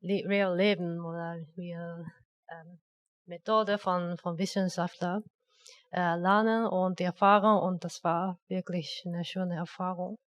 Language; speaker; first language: German; non-native, fluent; Japanese